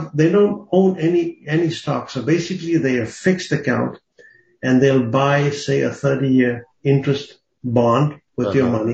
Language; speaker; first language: English; native; English